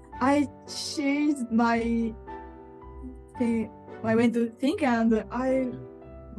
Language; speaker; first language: English; non-native, learner; Japanese